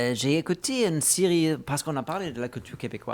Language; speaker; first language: French; non-native, fluent; German